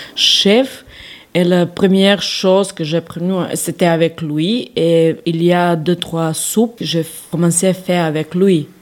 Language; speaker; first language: French; non-native, learner; Serbian